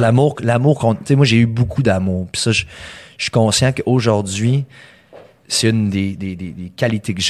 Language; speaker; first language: French; early bilingual, heritage; French